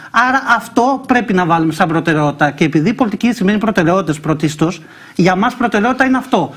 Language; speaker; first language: Greek; early bilingual, other home language; Albanian